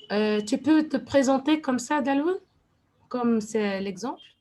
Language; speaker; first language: French; non-native, fluent; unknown